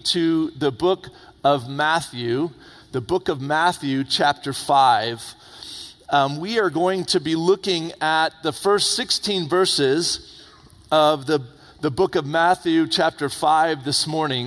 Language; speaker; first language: English; native; English